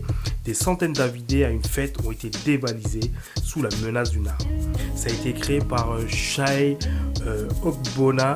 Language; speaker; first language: French; native; French